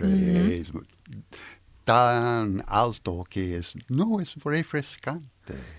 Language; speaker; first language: Spanish; non-native, learner; French